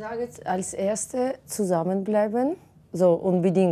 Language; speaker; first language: German; non-native, fluent; Russian